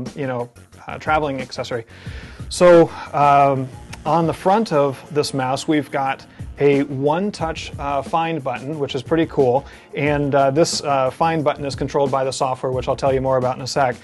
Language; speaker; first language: English; native; English